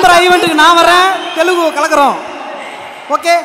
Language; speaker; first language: Tamil; native; Tamil